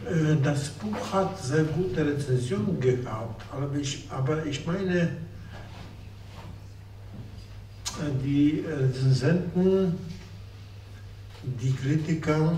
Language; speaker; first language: German; non-native, fluent; Polish